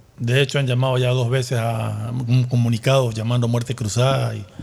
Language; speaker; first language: Spanish; native; Spanish